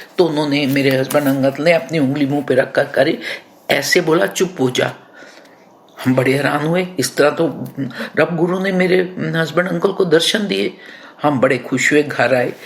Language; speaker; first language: Hindi; non-native, local second language; Punjabi